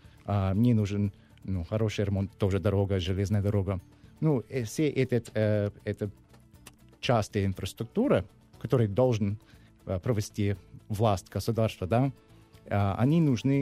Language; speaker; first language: Russian; non-native, learner; English